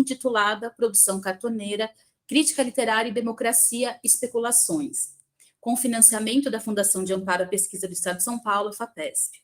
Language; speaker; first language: Portuguese; native; Portuguese